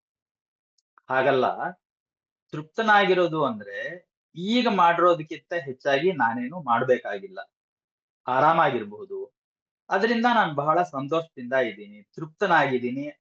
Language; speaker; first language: Kannada; native; Kannada